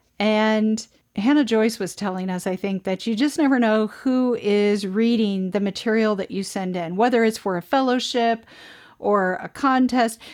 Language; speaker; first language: English; native; English